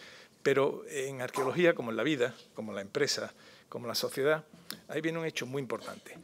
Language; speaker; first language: Spanish; native; Spanish